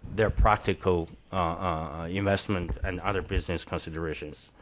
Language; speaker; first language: English; non-native, fluent; Chinese